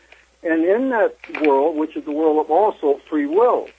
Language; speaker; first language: English; native; English